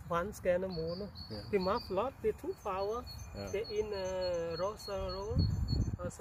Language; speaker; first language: Danish; non-native, learner; Khmer